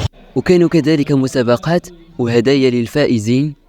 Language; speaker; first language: Arabic; native; Arabic